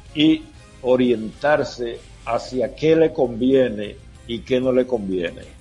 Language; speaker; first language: Spanish; native; Spanish